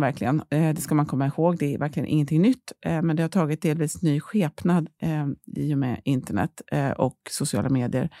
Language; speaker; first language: Swedish; native; Swedish